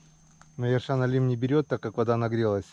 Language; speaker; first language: Russian; native; Russian